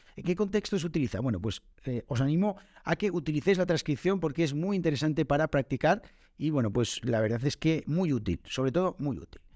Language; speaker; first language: Spanish; native; Spanish